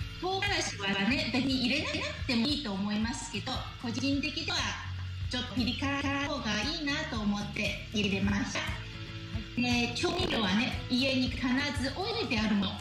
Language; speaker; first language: Japanese; non-native, fluent; Chinese